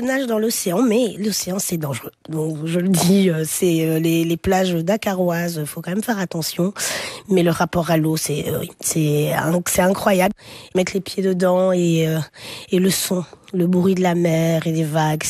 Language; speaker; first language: French; native; French